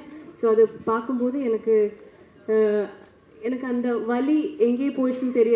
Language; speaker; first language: Tamil; non-native, learner; Malayalam